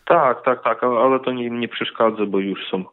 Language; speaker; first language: Polish; non-native, fluent; Ukrainian